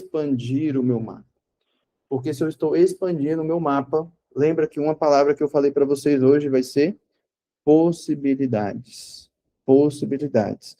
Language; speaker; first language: Portuguese; native; Portuguese